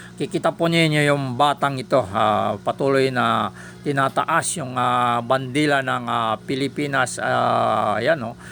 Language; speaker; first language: Filipino; native; Filipino